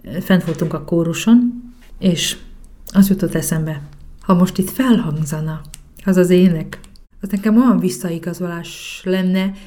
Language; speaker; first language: Hungarian; native; Hungarian